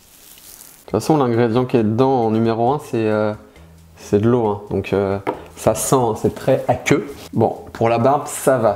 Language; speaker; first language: French; native; French